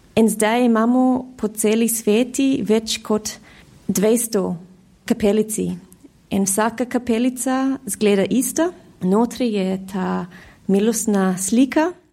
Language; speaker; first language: Slovenian; early bilingual, heritage; Slovenian